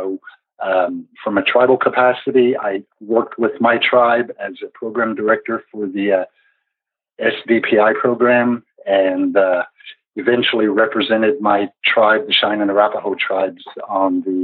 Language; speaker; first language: English; native; English